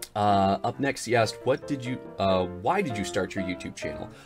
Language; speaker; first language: English; native; English